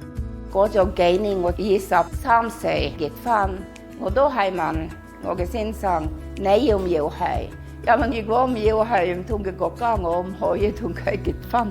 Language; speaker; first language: Cantonese; non-native, fluent; Norwegian